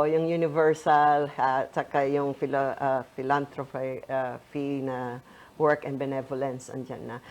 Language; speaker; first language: Filipino; native; Filipino